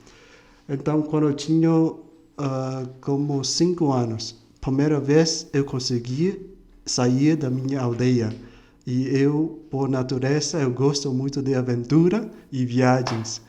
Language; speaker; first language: Portuguese; non-native, fluent; Vietnamese